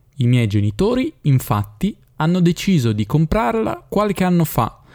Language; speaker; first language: Italian; native; Italian